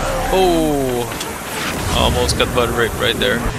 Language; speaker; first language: English; non-native, fluent; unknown